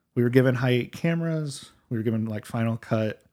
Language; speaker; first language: English; native; English